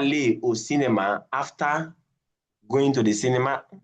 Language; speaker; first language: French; non-native, fluent; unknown